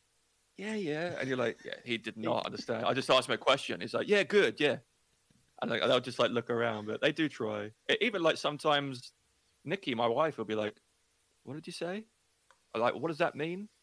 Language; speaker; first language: English; native; English